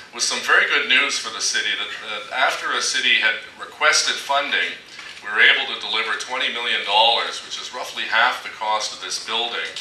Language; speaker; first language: English; native; English